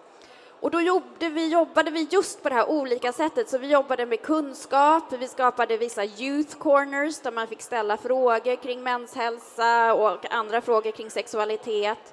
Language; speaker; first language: Swedish; native; Swedish